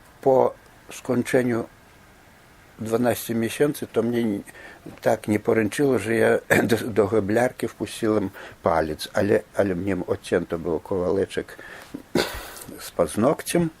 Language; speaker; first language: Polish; non-native, fluent; Belarusian